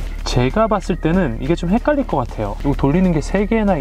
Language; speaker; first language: Korean; native; Korean